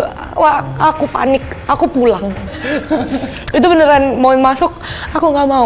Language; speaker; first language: Indonesian; native; Indonesian